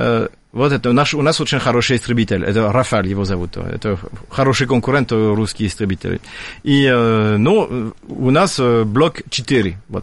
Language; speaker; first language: Russian; non-native, fluent; French